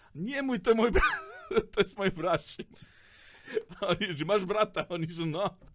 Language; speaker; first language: Polish; non-native, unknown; Serbian